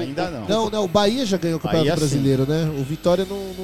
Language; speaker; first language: Portuguese; native; Portuguese